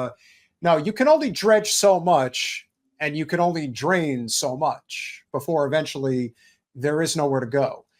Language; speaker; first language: English; native; English